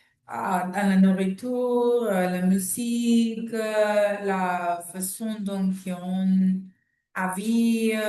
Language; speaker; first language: French; non-native, learner; Spanish